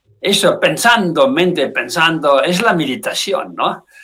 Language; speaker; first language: Spanish; non-native, learner; Tibetan